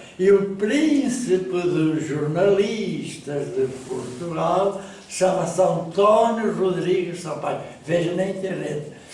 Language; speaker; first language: Portuguese; native; Portuguese